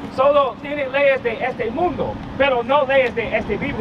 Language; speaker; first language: Spanish; non-native, learner; English